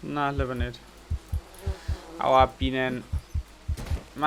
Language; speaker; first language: German; native; German